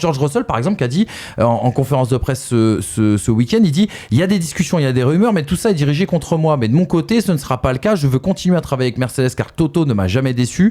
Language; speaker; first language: French; native; French